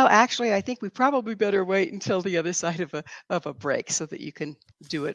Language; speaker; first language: English; native; English